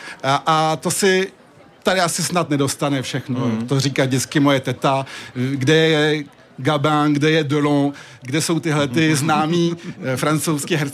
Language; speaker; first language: Czech; early bilingual, heritage; French